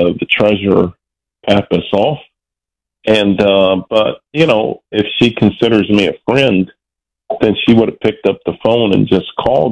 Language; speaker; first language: English; native; English